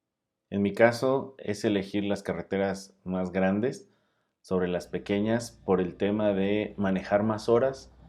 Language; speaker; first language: Spanish; native; Spanish